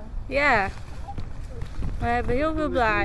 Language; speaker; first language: Dutch; non-native, learner; Filipino